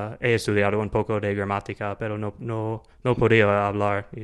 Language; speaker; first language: Spanish; non-native, learner; English